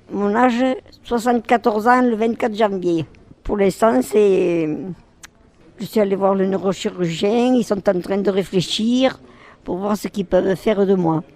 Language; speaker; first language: French; native; French